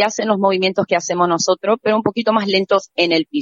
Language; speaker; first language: Spanish; native; Spanish